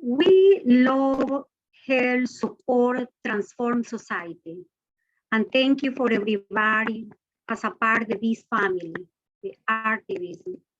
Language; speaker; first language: English; non-native, learner; Spanish